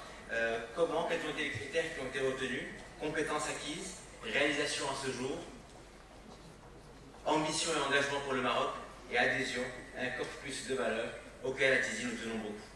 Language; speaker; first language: French; non-native, local second language; Arabic